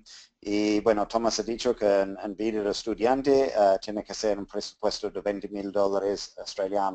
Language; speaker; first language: Spanish; non-native, fluent; English